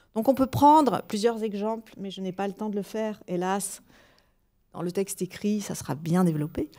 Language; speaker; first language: French; native; French